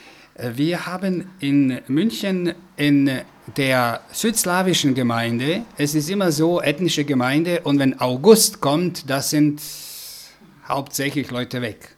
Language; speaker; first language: German; non-native, fluent; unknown